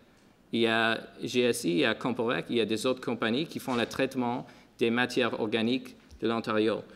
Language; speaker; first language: French; non-native, local second language; English